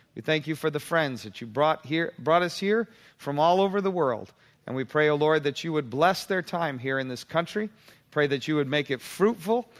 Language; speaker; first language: English; native; English